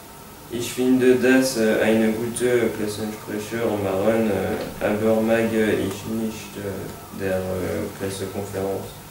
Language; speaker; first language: German; non-native, learner; French